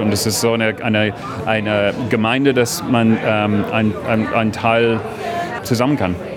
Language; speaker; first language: German; non-native, fluent; English